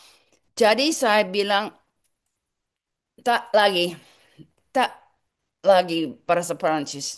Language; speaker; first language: Indonesian; non-native, learner; English